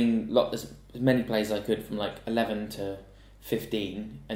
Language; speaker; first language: English; native; English